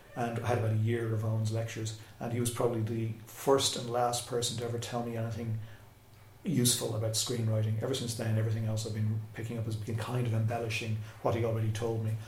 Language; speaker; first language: English; native; English